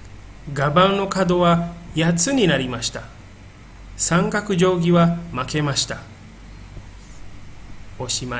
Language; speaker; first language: Japanese; non-native, fluent; Indonesian